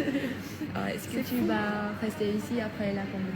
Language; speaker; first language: French; non-native, fluent; Vietnamese